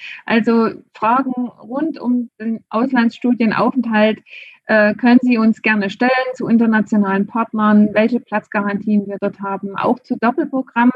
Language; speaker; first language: German; native; German